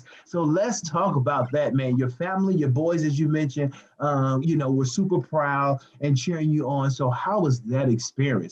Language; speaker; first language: English; native; English